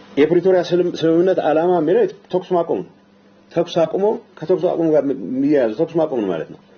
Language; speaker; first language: Amharic; non-native, local second language; Tigrinya